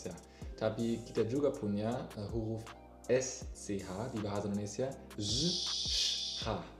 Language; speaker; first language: Indonesian; non-native, learner; German